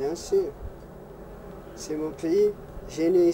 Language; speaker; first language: French; non-native, learner; Arabic